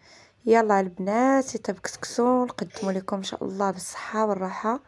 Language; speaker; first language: Arabic; native; Arabic